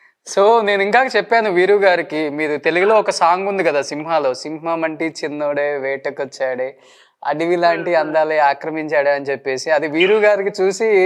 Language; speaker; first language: Telugu; native; Telugu